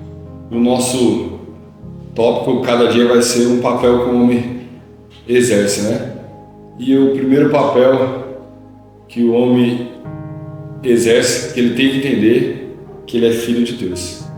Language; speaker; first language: Portuguese; native; Portuguese